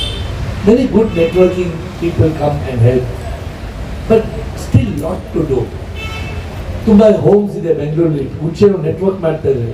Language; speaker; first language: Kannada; non-native, local second language; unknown